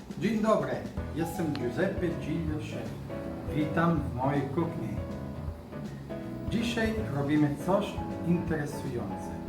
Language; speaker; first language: Polish; non-native, learner; Italian